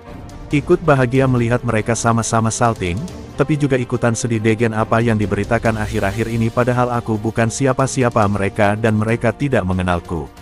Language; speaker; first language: Indonesian; native; Indonesian